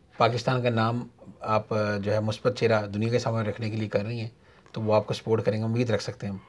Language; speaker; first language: Urdu; native; Urdu